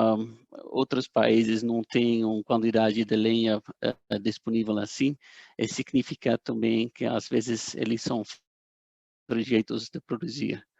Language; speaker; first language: Portuguese; non-native, fluent; Dutch